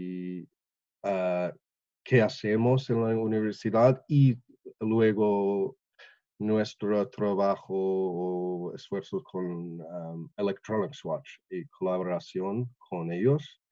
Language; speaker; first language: Spanish; non-native, learner; English